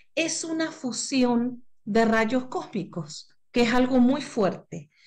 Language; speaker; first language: Spanish; native; Spanish